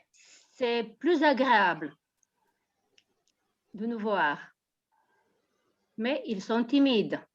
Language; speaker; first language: French; non-native, fluent; Bulgarian